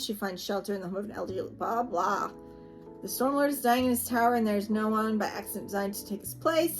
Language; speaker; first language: English; native; English